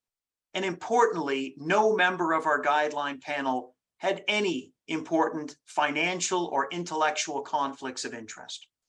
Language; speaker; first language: English; native; English